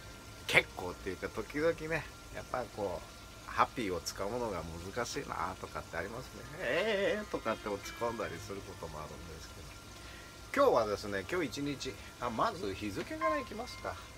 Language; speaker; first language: Japanese; native; Japanese